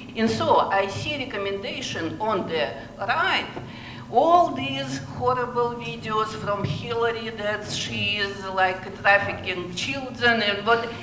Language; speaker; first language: English; non-native, learner; Russian